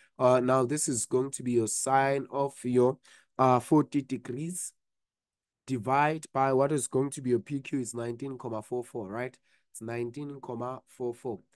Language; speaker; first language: English; non-native, local second language; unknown